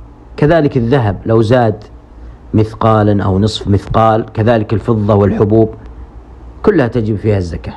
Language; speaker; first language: Arabic; native; Arabic